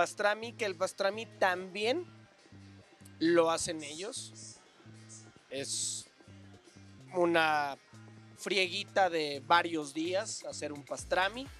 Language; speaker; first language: Spanish; native; Spanish